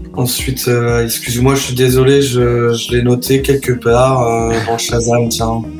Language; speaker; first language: French; native; French